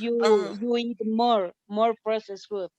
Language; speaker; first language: English; non-native, learner; Spanish